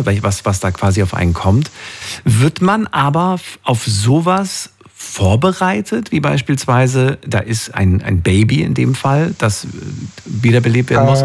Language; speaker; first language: German; native; German